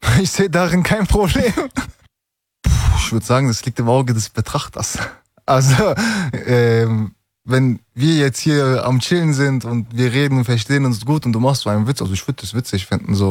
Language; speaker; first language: German; early bilingual, other home language; Turkish